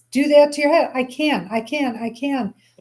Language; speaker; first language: English; native; English